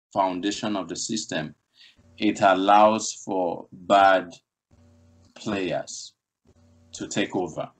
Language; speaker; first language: English; non-native, local second language; Igbo